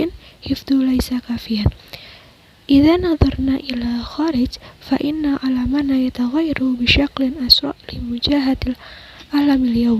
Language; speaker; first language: Arabic; non-native, learner; Indonesian